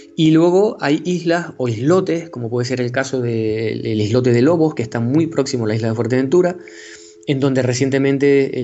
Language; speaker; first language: Spanish; native; Spanish